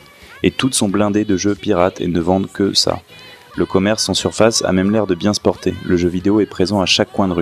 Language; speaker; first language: French; native; French